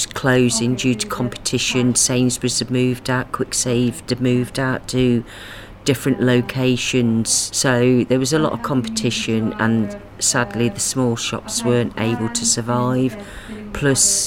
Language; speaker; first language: English; native; English